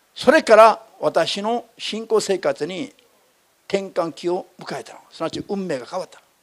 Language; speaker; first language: Japanese; non-native, fluent; Korean